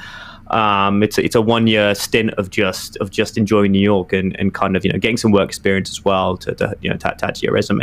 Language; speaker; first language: English; native; English